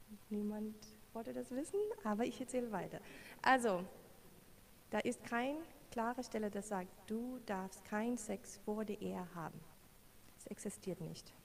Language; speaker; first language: German; non-native, learner; English